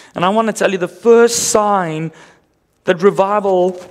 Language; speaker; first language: English; non-native, local second language; Afrikaans